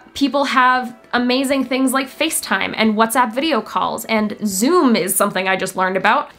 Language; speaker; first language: English; native; English